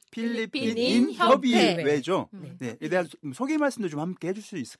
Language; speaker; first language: Korean; native; Korean